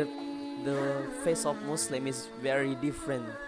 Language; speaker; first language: English; non-native, learner; Indonesian